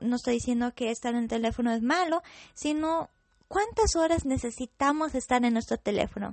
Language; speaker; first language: Spanish; non-native, fluent; English